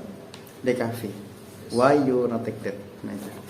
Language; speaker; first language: English; non-native, learner; Indonesian